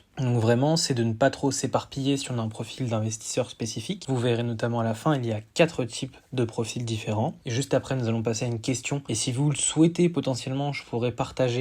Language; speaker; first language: French; native; French